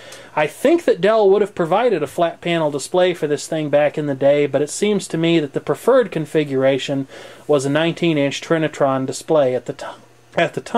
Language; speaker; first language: English; native; English